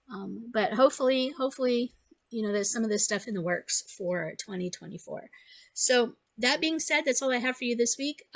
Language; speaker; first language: English; native; English